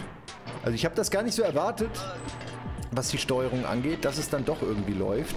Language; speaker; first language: German; native; German